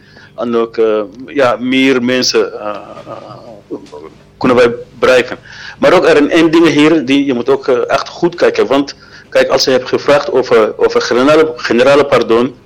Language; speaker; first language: Dutch; non-native, learner; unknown